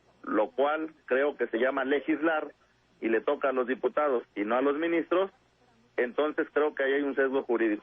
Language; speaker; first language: Spanish; native; Spanish